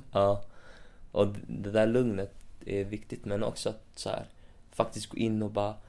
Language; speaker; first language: Swedish; native; Swedish